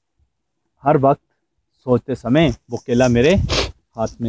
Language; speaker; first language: Hindi; native; Hindi